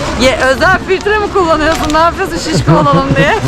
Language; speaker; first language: Turkish; native; Turkish